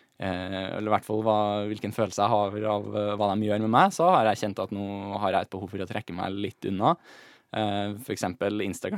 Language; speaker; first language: Norwegian; native; Norwegian